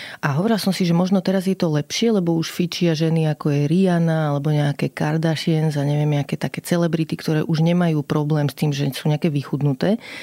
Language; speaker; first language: Slovak; native; Slovak